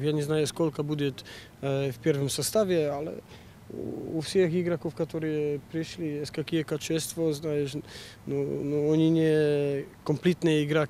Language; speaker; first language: Russian; non-native, learner; Polish